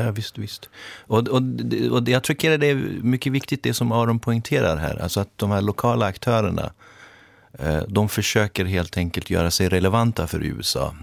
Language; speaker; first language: Swedish; native; Swedish